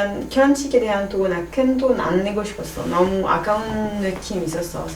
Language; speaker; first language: Korean; non-native, learner; French